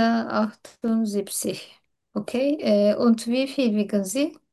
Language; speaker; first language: German; non-native, learner; Turkish